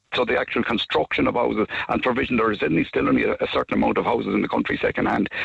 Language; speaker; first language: English; native; English